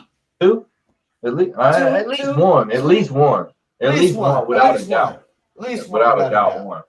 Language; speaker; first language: English; native; English